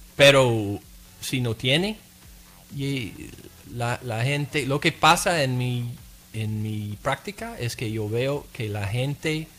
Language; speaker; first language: Spanish; non-native, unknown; English